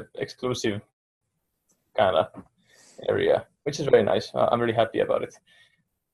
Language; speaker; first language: English; non-native, fluent; Finnish